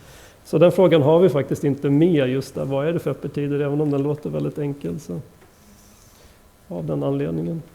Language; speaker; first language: Swedish; native; Swedish